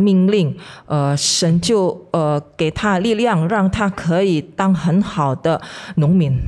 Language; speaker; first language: Chinese; non-native, fluent; Indonesian